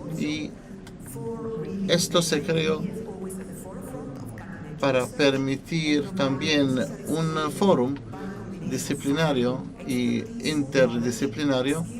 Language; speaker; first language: Spanish; non-native, fluent; Italian